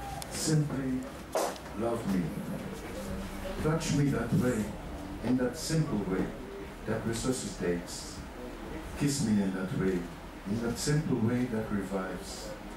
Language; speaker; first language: English; non-native, fluent; Dutch